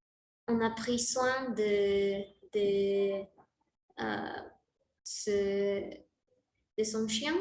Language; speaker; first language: French; non-native, learner; Spanish